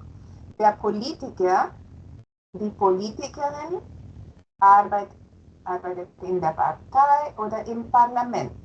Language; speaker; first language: German; non-native, fluent; Spanish